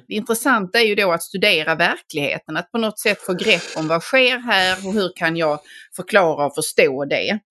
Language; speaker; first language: Swedish; native; Swedish